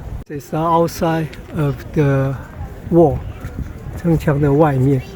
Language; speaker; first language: English; non-native, learner; Chinese